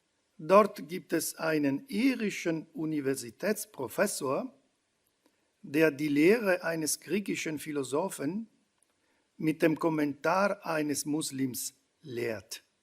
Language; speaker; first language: German; non-native, fluent; Italian